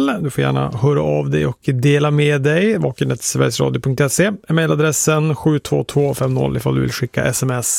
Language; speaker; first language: Swedish; native; Swedish